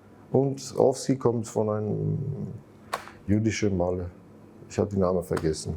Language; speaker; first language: German; non-native, fluent; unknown